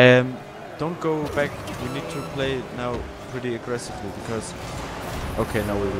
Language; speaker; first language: English; non-native, learner; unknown